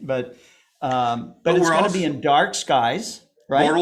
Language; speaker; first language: English; native; English